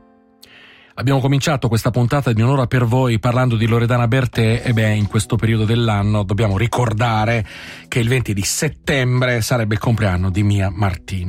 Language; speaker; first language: Italian; native; Italian